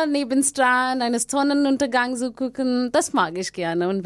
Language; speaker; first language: German; non-native, learner; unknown